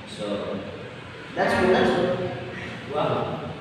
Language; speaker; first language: English; non-native, learner; Indonesian